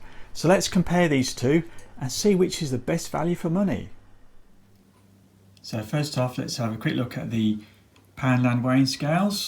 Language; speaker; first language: English; native; English